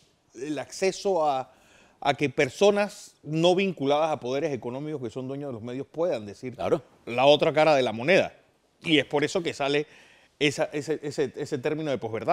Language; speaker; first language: Spanish; native; Spanish